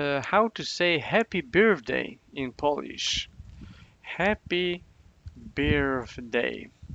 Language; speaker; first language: English; non-native, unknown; Polish